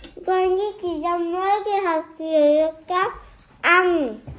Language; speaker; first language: Vietnamese; early bilingual, heritage; Vietnamese